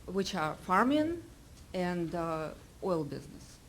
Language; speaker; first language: English; non-native, fluent; Russian